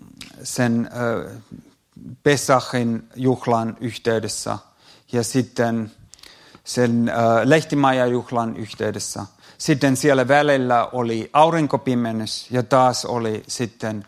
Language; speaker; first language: Finnish; non-native, fluent; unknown